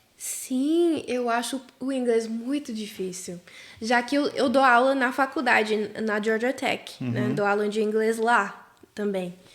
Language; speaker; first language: Portuguese; non-native, fluent; English